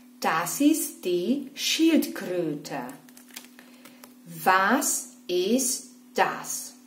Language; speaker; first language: German; non-native, fluent; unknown